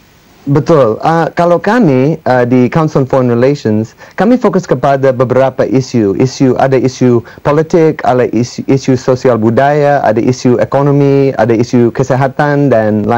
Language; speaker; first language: Indonesian; non-native, fluent; English